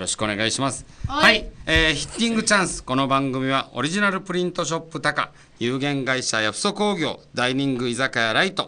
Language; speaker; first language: Japanese; native; Japanese